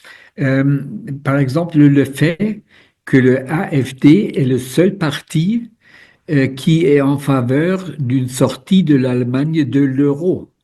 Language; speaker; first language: French; non-native, fluent; German